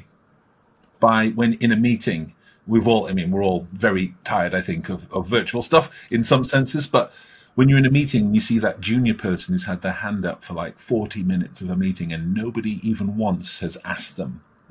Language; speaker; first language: English; native; English